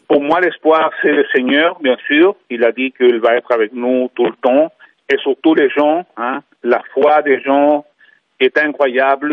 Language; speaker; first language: French; non-native, fluent; Spanish